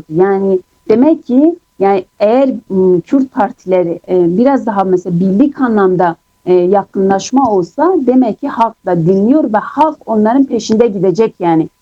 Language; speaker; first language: Turkish; non-native, fluent; Kurdish